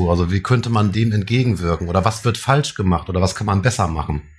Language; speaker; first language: German; native; German